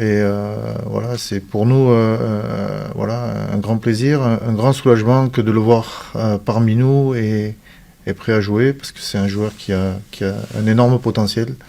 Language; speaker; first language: French; native; French